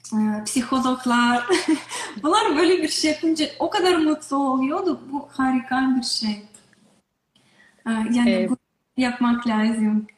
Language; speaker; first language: Turkish; non-native, learner; Russian